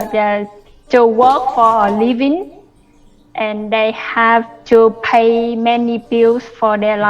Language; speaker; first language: English; non-native, learner; Vietnamese